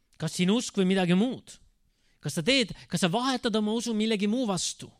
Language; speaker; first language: Estonian; native; Estonian